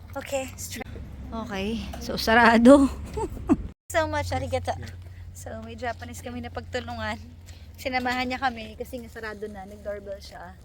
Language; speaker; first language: Filipino; native; Filipino